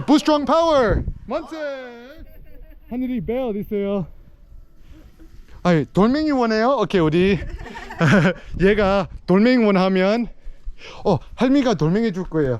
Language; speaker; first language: Korean; early bilingual, heritage; English